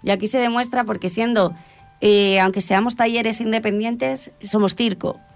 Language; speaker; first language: Spanish; non-native, local second language; Catalan